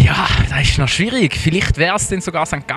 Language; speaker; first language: German; native; German